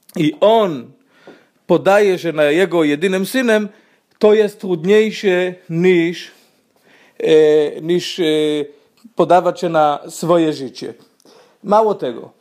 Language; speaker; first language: Polish; non-native, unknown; Hebrew